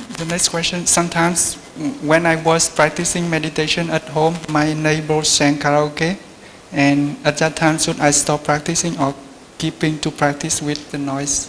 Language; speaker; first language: English; non-native, learner; Vietnamese